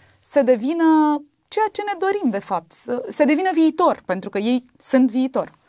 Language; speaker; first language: Romanian; native; Romanian